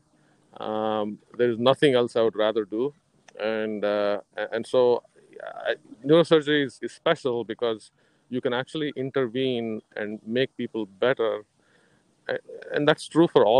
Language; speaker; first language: English; non-native, local second language; Kannada